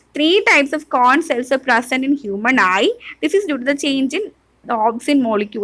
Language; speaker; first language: English; non-native, local second language; Malayalam